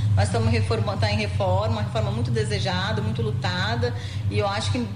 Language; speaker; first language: Portuguese; native; Portuguese